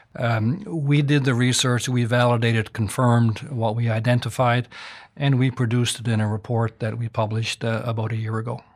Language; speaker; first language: English; native; English